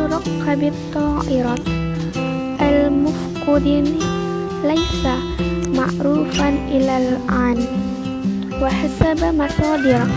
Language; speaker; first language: Arabic; non-native, learner; Indonesian